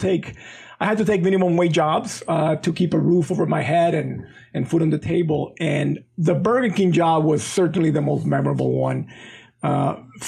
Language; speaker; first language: English; non-native, fluent; Spanish